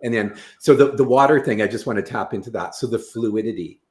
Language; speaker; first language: English; native; English